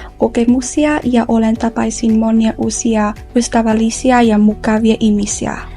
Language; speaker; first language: Finnish; non-native, learner; Vietnamese